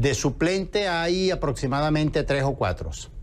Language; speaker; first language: Spanish; native; Spanish